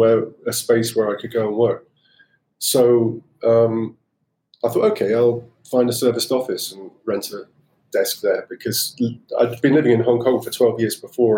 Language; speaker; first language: English; native; English